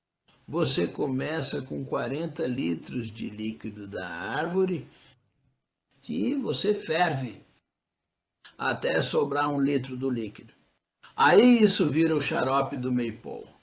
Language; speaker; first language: Portuguese; non-native, fluent; English